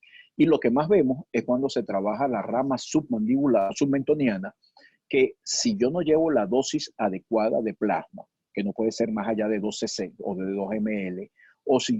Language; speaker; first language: Spanish; native; Spanish